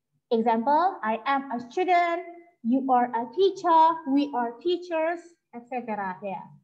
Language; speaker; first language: English; non-native, fluent; Indonesian